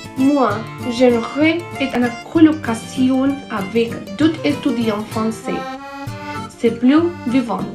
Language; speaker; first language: French; non-native, learner; Spanish